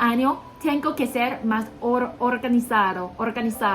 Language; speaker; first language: Spanish; non-native, learner; Chinese